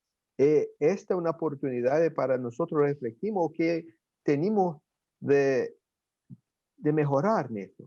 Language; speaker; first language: Spanish; non-native, fluent; Portuguese